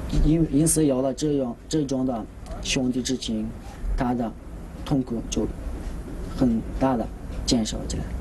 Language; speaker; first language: Chinese; non-native, local second language; Uyghur